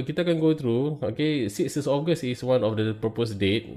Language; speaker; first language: English; non-native, local second language; Malay